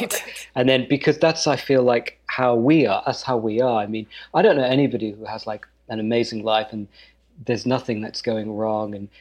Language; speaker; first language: English; native; English